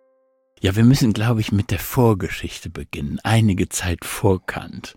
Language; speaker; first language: German; native; German